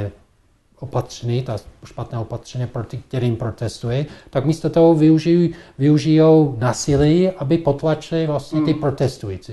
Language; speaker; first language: Czech; non-native, fluent; English